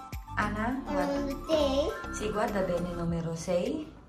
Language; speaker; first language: Italian; non-native, learner; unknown